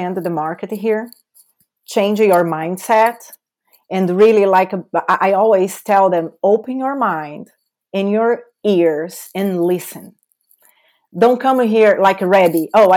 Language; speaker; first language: English; non-native, fluent; Portuguese